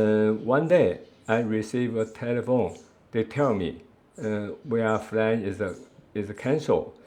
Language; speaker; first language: English; non-native, learner; Chinese